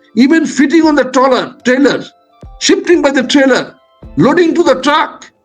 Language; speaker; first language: English; non-native, local second language; Bangla